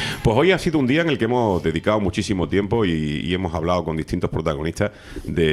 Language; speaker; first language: Spanish; native; Spanish